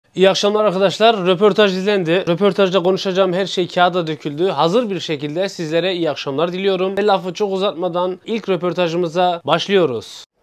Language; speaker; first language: Turkish; native; Turkish